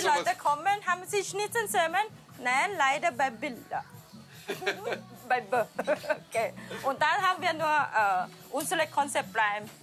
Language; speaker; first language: German; non-native, learner; Thai